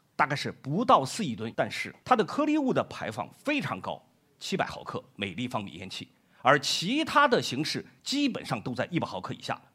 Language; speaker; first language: Chinese; native; Chinese